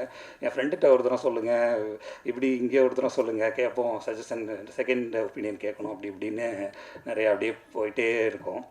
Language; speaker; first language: Tamil; native; Tamil